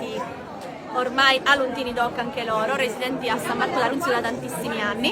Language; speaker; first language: Italian; native; Italian